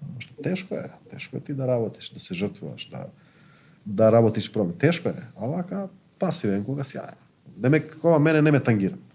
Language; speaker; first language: Macedonian; non-native, local second language; Bosnian